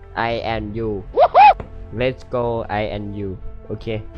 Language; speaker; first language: English; non-native, learner; Thai